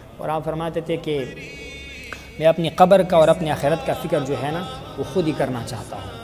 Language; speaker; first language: Urdu; non-native, local second language; Pashto